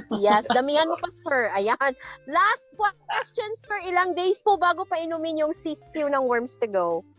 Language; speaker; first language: Filipino; non-native, local second language; Cebuano